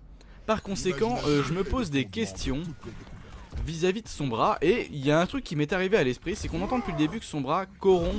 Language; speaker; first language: French; native; French